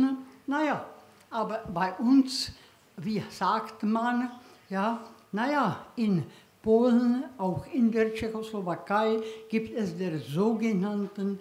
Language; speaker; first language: German; non-native, learner; Czech